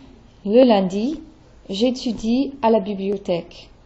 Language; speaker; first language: French; non-native, fluent; English